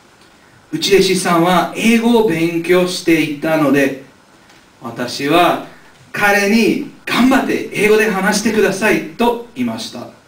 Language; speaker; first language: Japanese; non-native, learner; English